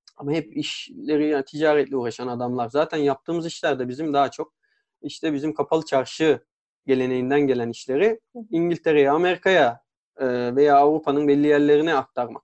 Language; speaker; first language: Turkish; native; Turkish